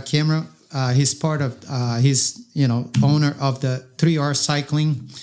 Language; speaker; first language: English; non-native, fluent; Portuguese